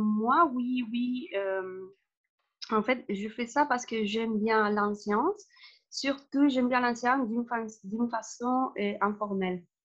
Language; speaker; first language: French; non-native, fluent; Spanish